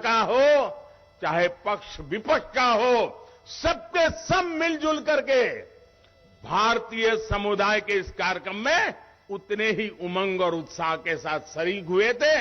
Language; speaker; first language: Hindi; non-native, local second language; Gujarati